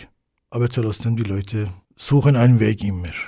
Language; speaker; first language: German; non-native, learner; Persian